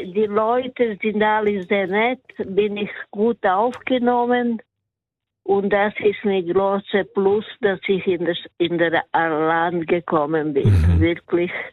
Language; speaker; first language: German; non-native, fluent; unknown